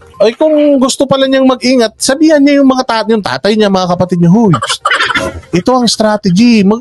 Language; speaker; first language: Filipino; non-native, local second language; Iloko